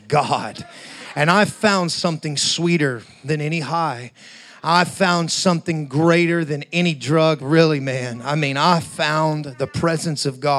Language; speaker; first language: English; native; English